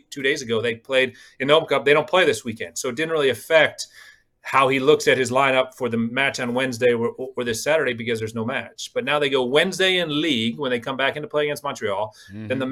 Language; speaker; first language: English; native; English